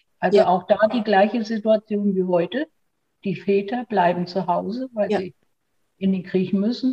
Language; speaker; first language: German; native; German